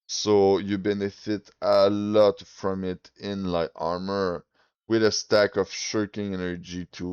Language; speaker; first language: English; non-native, fluent; French